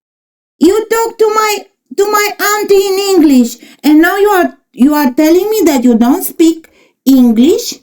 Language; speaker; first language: English; non-native, fluent; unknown